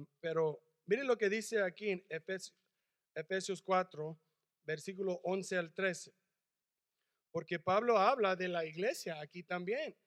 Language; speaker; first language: Spanish; early bilingual, heritage; English